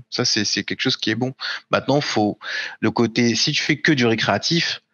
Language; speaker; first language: French; native; French